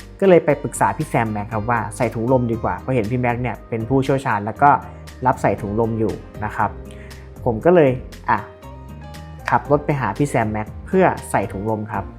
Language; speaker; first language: Thai; native; Thai